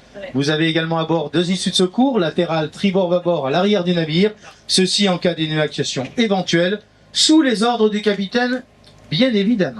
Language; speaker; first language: French; native; French